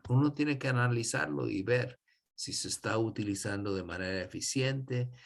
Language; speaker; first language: Spanish; non-native, fluent; English